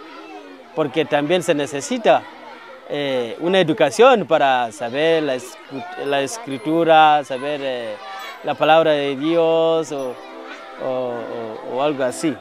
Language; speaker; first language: Spanish; non-native, fluent; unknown